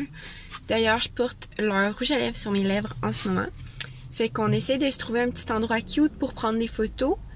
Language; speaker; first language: French; native; French